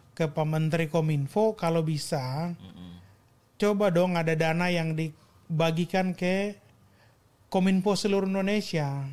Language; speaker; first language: Indonesian; native; Indonesian